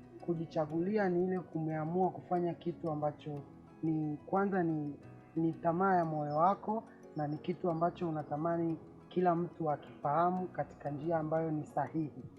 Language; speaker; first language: Swahili; native; Swahili